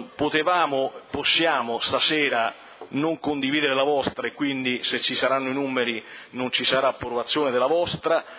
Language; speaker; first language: Italian; native; Italian